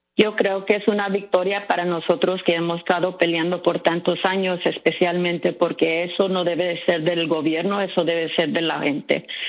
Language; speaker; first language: Spanish; early bilingual, heritage; Spanish